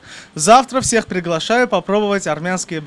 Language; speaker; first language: Russian; non-native, fluent; Armenian